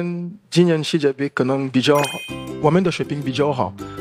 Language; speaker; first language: Chinese; non-native, learner; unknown